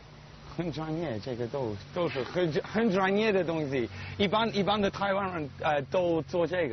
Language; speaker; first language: Chinese; non-native, learner; English